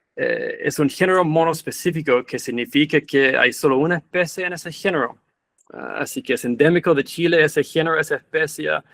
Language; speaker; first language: Spanish; non-native, fluent; English